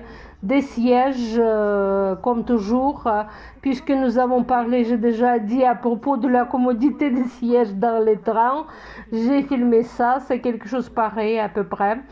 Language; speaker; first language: French; non-native, fluent; Russian